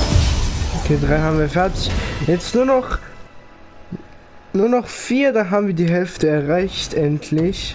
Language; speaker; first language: German; early bilingual, other home language; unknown